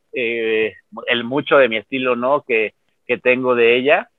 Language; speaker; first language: Spanish; native; Spanish